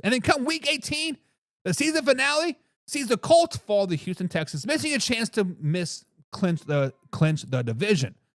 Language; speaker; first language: English; native; English